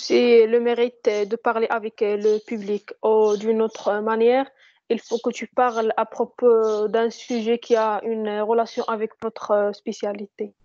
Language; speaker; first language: French; non-native, learner; Arabic